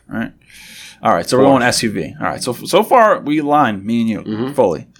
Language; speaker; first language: English; native; English